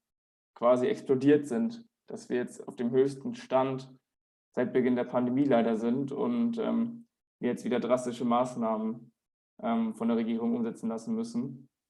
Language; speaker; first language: German; native; German